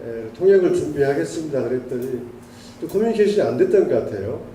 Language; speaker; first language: Korean; native; Korean